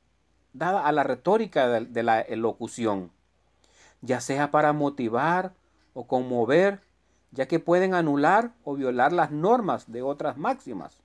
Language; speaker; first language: Spanish; native; Spanish